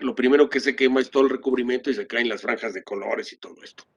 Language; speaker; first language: Spanish; native; Spanish